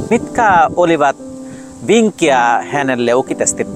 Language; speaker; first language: Finnish; non-native, learner; Bangla